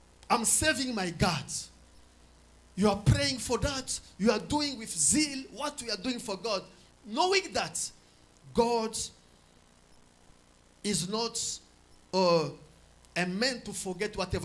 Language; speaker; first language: English; non-native, fluent; Swahili